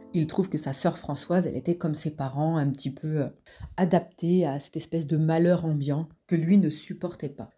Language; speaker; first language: French; native; French